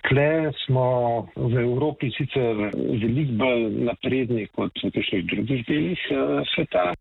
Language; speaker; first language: Slovenian; native; Slovenian